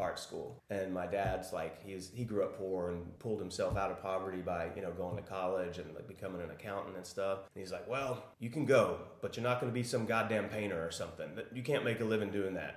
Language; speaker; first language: English; native; English